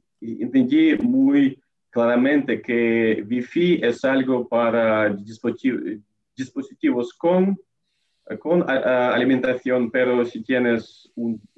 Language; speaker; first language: Spanish; non-native, learner; Russian